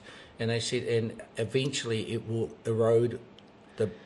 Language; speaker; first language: English; native; English